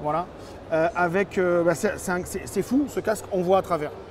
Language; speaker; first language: French; native; French